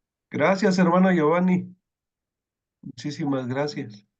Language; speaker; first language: Spanish; native; Spanish